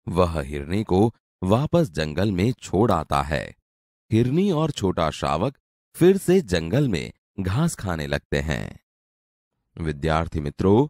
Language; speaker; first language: Hindi; non-native, local second language; Gujarati